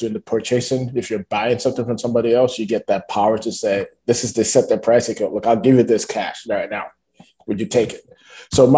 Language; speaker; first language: English; non-native, local second language; Yoruba